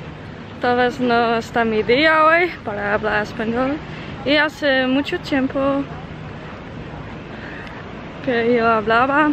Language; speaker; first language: Spanish; non-native, learner; English